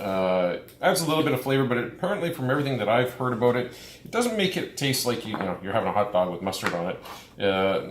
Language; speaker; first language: English; native; English